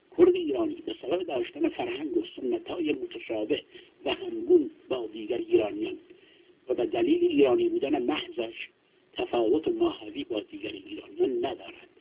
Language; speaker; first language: Persian; non-native, local second language; Kurdish